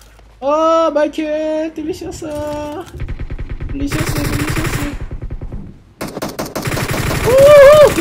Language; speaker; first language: English; non-native, learner; Korean